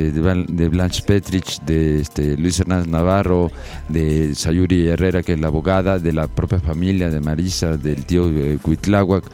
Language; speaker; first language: Spanish; native; Spanish